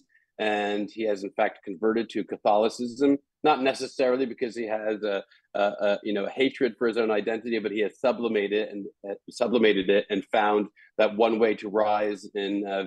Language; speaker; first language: English; native; English